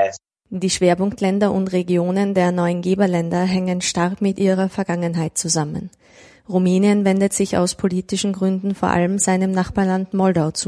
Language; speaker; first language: German; native; German